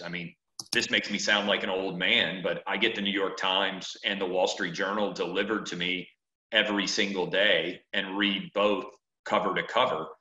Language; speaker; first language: English; native; English